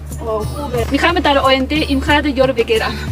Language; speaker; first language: Persian; non-native, learner; French